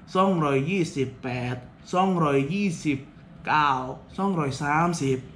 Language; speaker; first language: Thai; non-native, learner; Indonesian